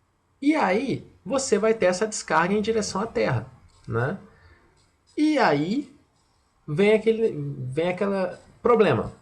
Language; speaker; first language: Portuguese; native; Portuguese